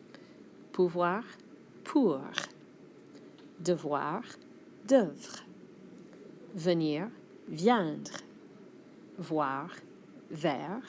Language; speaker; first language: French; non-native, fluent; English